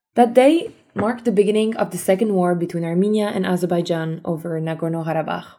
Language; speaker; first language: English; early bilingual, other home language; Armenian